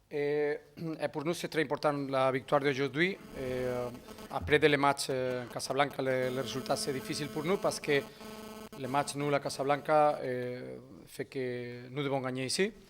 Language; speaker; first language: French; non-native, fluent; Spanish